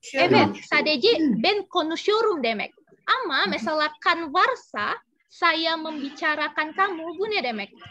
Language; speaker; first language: Turkish; non-native, learner; Indonesian